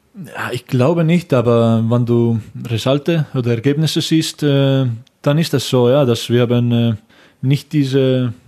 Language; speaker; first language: German; non-native, learner; Estonian